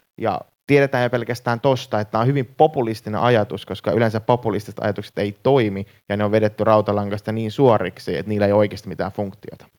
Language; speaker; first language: Finnish; native; Finnish